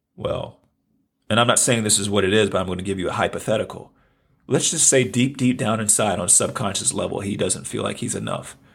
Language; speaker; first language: English; native; English